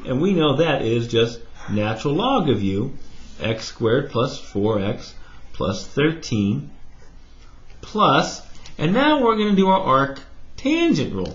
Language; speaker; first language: English; native; English